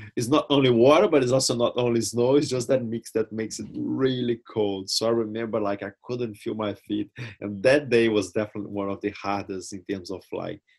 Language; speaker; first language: English; non-native, fluent; Portuguese